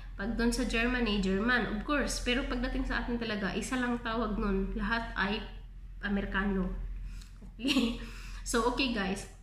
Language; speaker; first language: Filipino; non-native, local second language; Cebuano